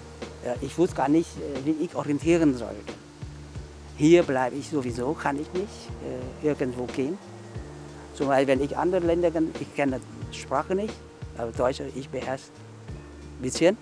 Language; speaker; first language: German; non-native, learner; Vietnamese